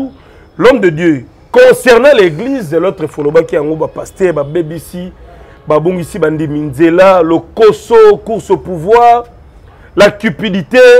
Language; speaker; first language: French; non-native, local second language; Lingala